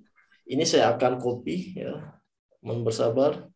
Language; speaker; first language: Indonesian; native; Indonesian